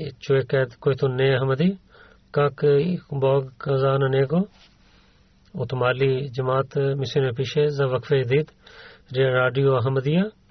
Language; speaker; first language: Bulgarian; non-native, learner; Urdu